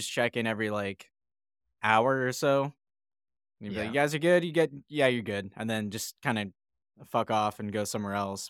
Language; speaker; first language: English; native; English